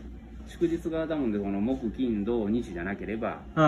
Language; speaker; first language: Japanese; native; Japanese